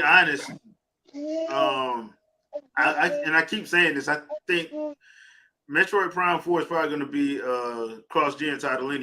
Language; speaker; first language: English; native; English